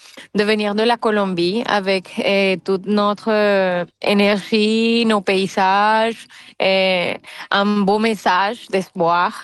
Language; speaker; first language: French; non-native, fluent; Spanish